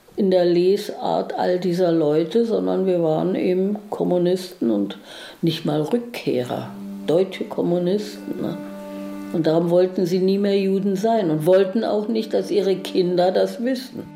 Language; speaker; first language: German; native; German